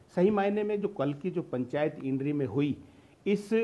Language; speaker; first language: Hindi; native; Hindi